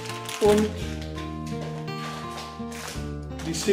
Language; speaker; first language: German; non-native, fluent; Italian